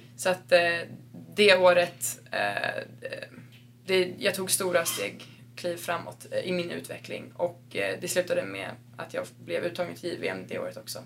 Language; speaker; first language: Swedish; native; Swedish